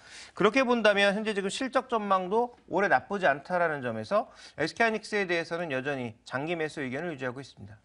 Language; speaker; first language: Korean; native; Korean